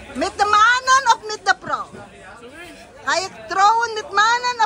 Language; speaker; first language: Dutch; non-native, learner; Filipino